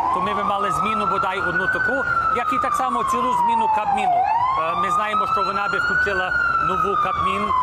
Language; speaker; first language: Ukrainian; early bilingual, heritage; Ukrainian